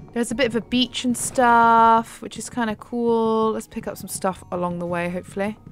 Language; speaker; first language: English; native; English